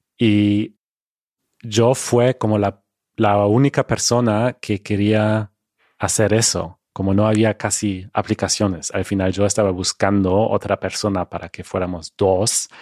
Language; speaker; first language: Spanish; non-native, fluent; German